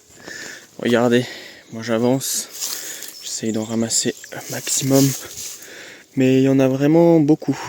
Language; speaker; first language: French; native; French